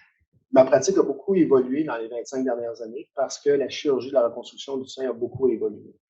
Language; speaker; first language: French; native; French